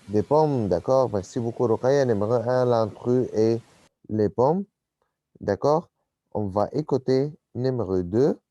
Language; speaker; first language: French; non-native, fluent; Arabic